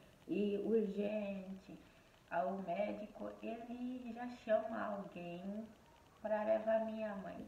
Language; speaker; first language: Portuguese; non-native, fluent; Haitian Creole